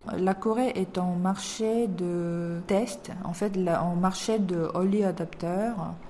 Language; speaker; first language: French; non-native, fluent; Korean